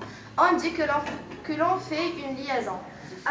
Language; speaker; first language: French; non-native, learner; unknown